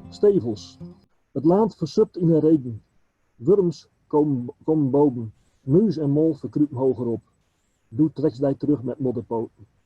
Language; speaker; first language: Dutch; native; Dutch